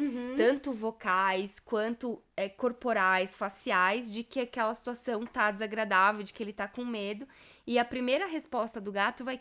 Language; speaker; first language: Portuguese; native; Portuguese